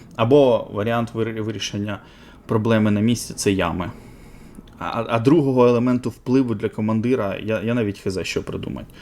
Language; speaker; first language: Ukrainian; native; Ukrainian